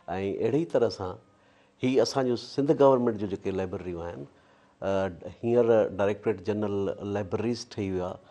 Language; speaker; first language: Sindhi; native; Sindhi